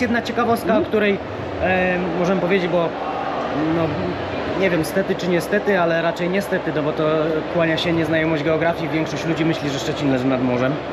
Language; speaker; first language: Polish; native; Polish